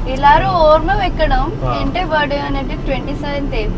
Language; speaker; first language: Malayalam; early bilingual, heritage; Malayalam